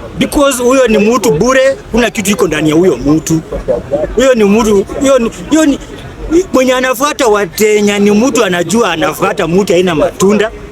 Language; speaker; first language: Swahili; non-native, local second language; Luyia